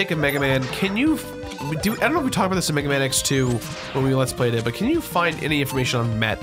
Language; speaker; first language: English; native; English